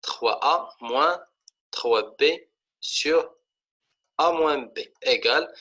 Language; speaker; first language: French; non-native, local second language; Arabic